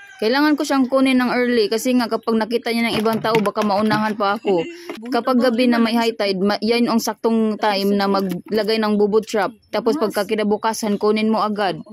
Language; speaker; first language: Filipino; non-native, local second language; Cebuano